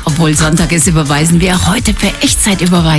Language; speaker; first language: German; native; German